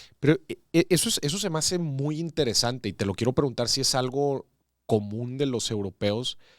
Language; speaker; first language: Spanish; native; Spanish